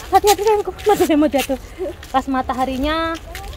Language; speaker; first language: Indonesian; native; Indonesian